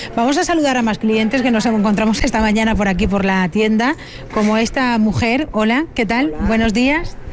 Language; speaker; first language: Spanish; native; Spanish